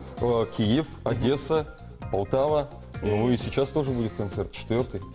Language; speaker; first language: Russian; native; Russian